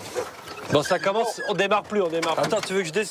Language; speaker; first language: French; native; French